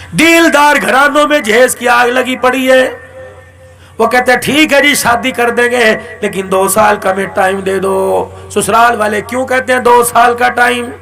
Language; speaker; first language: Urdu; non-native, local second language; Punjabi